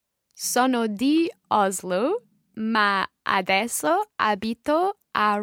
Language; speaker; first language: Italian; non-native, learner; English